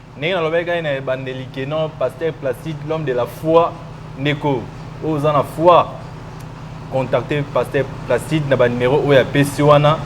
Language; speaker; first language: Lingala; non-native, local second language; Luba-Lulua